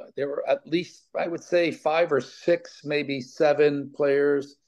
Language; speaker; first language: English; native; English